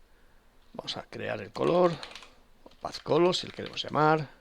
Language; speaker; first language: Spanish; native; Spanish